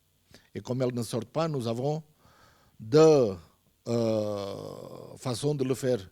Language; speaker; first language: French; non-native, fluent; Portuguese